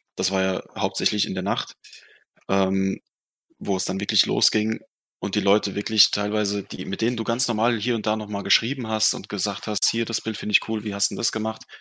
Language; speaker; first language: German; non-native, fluent; Russian